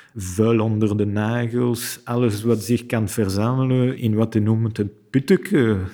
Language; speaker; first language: Dutch; non-native, fluent; French